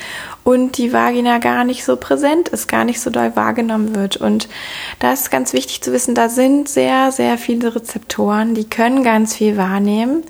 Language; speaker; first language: German; native; German